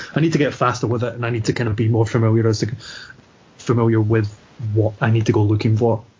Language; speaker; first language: English; native; English